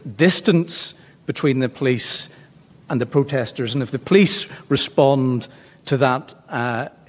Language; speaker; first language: English; native; English